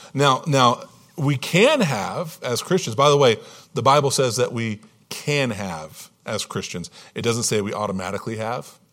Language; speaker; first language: English; native; English